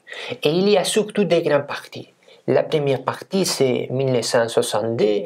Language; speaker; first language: French; non-native, fluent; Spanish